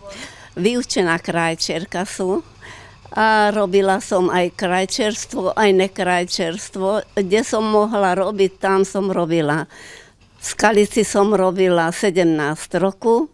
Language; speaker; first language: Slovak; early bilingual, heritage; Slovak